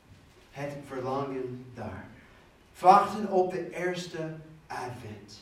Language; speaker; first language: Dutch; non-native, fluent; English